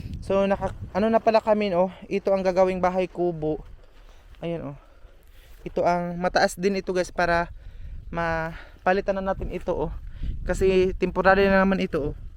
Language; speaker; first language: Filipino; non-native, local second language; Cebuano